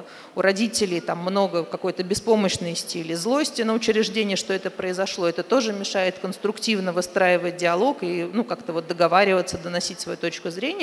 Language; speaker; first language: Russian; native; Russian